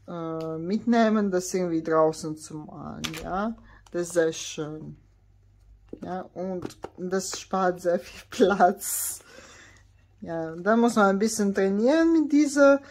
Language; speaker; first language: German; non-native, fluent; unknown